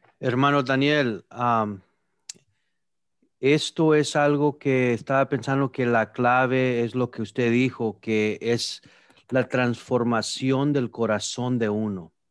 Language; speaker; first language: Spanish; early bilingual, heritage; Spanish